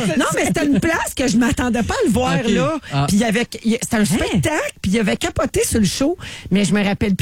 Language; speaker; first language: French; native; French